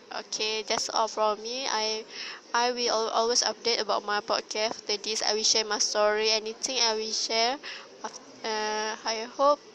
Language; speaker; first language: English; non-native, learner; Malay